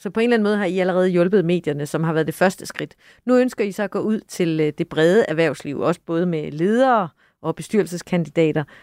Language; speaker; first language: Danish; native; Danish